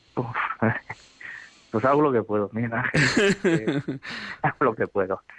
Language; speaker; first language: Spanish; native; Spanish